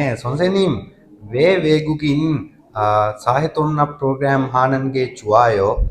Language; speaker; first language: Korean; non-native, learner; Sinhala